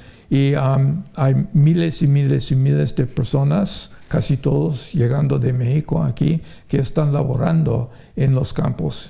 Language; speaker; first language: Spanish; non-native, fluent; English